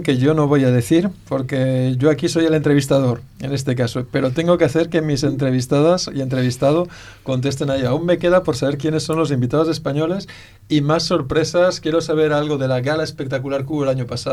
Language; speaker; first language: Spanish; native; Spanish